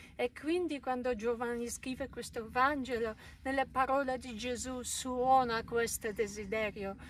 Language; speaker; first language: Italian; non-native, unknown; Polish